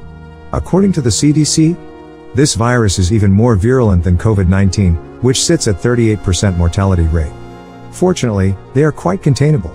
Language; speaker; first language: English; non-native, fluent; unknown